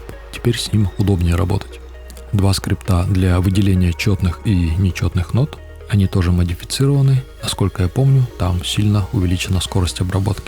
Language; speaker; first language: Russian; native; Russian